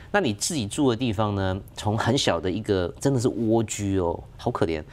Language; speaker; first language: Chinese; native; Chinese